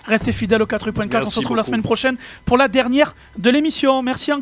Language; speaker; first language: French; native; French